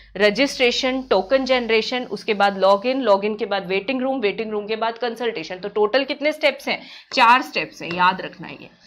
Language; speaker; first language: Hindi; native; Hindi